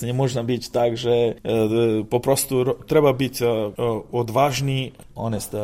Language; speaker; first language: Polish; non-native, learner; Serbian